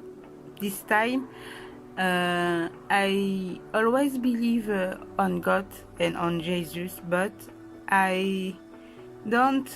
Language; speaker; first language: English; non-native, learner; French